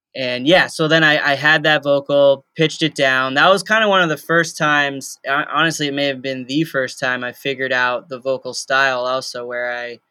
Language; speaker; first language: English; native; English